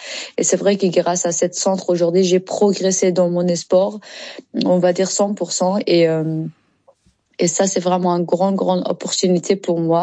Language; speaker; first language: French; non-native, learner; Persian